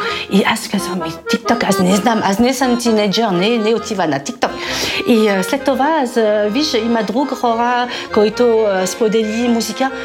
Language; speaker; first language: Bulgarian; non-native, learner; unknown